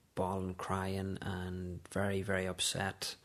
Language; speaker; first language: English; native; English